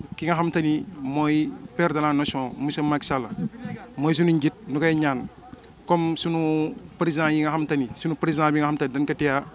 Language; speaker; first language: Wolof; native; Wolof